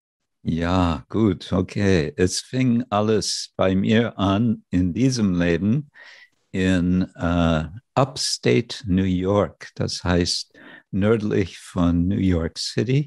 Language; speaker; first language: German; non-native, fluent; English